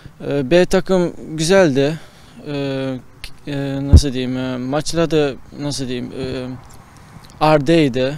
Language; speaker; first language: Turkish; early bilingual, heritage; Turkish